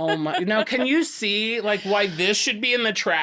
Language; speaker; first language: English; native; English